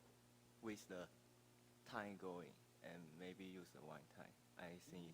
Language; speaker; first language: English; non-native, learner; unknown